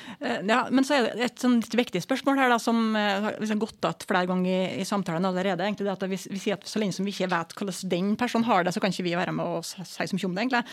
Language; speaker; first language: Norwegian; native; Norwegian